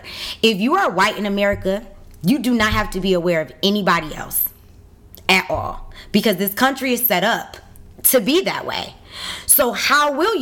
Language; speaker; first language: English; native; English